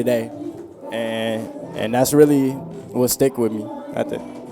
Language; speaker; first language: English; native; English